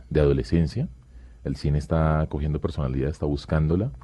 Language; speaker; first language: Spanish; native; Spanish